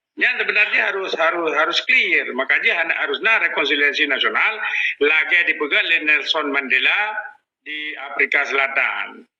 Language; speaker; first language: Malay; non-native, local second language; Achinese